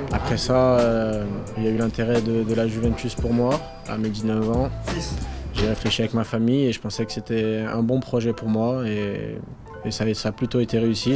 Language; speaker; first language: French; early bilingual, other home language; Arabic